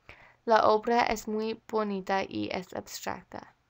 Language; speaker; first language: Spanish; non-native, learner; English